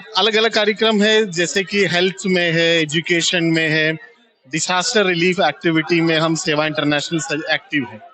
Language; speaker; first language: Hindi; non-native, local second language; Malayalam